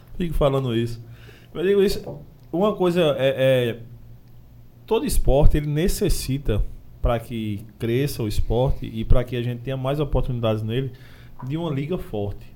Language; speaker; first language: Portuguese; native; Portuguese